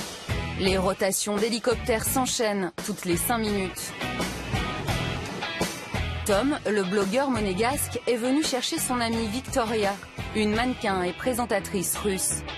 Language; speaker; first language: French; native; French